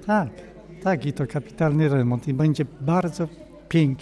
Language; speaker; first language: Polish; non-native, local second language; Ukrainian